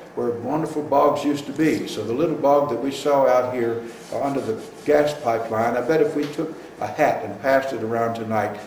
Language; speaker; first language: English; native; English